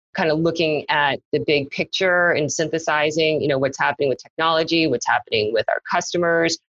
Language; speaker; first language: English; native; English